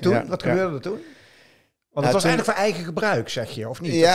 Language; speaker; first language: Dutch; native; Dutch